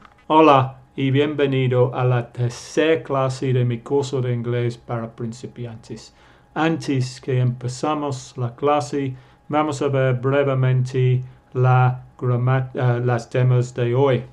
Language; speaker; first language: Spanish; non-native, fluent; English